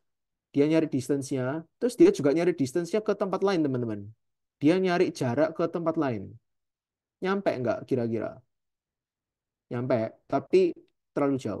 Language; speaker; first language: Indonesian; native; Indonesian